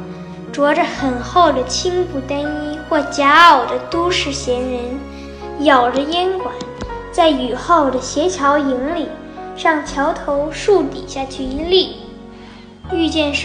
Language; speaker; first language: Chinese; early bilingual, heritage; Chinese